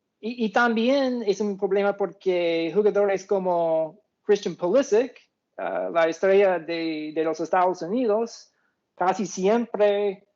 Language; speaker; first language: Spanish; non-native, fluent; English